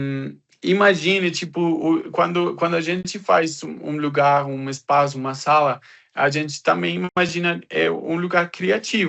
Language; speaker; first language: Portuguese; non-native, fluent; Spanish